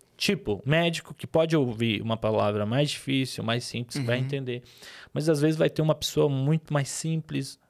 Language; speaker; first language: Portuguese; early bilingual, other home language; Arabic